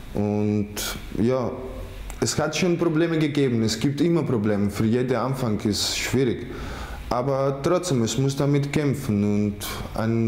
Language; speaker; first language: German; non-native, fluent; Greek